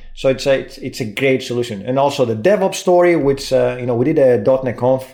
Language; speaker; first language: English; non-native, fluent; Greek